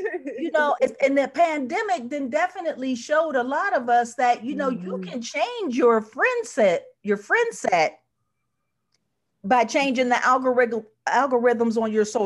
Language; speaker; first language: English; native; English